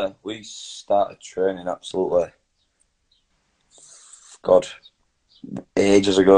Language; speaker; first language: English; native; English